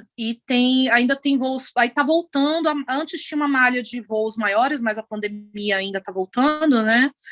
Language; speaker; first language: Portuguese; native; Portuguese